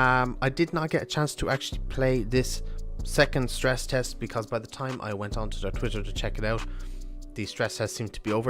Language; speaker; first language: English; native; English